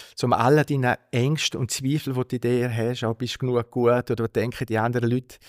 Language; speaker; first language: German; native; German